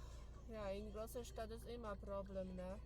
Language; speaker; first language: German; non-native, learner; Polish